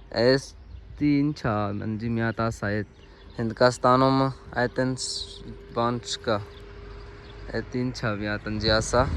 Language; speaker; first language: Armenian; non-native, learner; Hindi